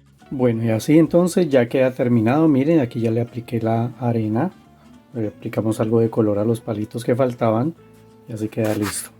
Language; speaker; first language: Spanish; native; Spanish